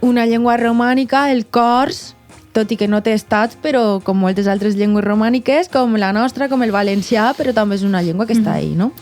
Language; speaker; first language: Catalan; native; Catalan